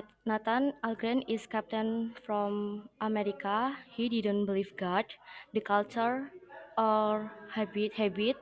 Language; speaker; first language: English; non-native, learner; Indonesian